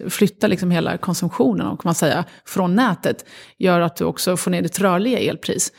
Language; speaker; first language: Swedish; early bilingual, other home language; Arabic